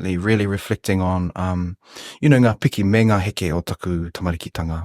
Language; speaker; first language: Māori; non-native, local second language; English